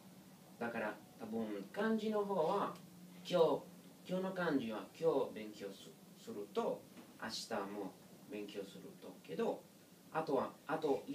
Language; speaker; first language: Japanese; non-native, learner; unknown